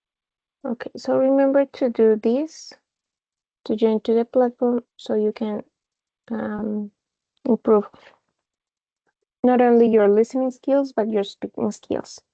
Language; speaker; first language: English; non-native, fluent; Spanish